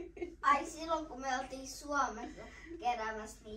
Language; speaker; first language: Finnish; early bilingual, other home language; Kinyarwanda